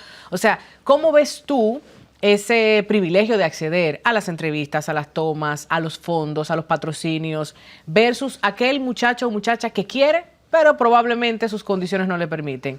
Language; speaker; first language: Spanish; native; Spanish